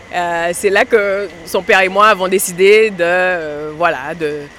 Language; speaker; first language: French; native; French